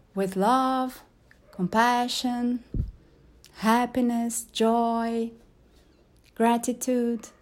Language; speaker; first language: English; non-native, fluent; Portuguese